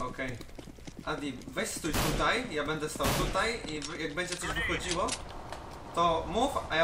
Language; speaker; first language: Polish; native; Polish